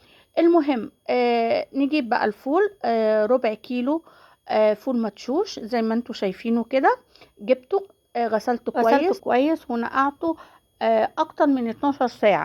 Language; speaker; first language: Arabic; native; Arabic